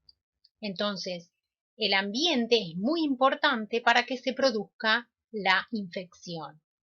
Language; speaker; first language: Spanish; native; Spanish